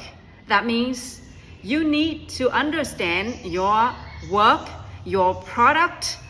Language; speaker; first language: English; non-native, fluent; Vietnamese